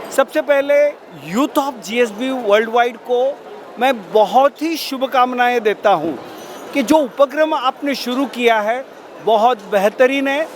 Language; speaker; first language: Hindi; non-native, local second language; Marathi